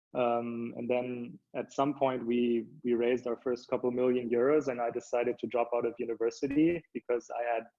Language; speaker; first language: English; early bilingual, other home language; German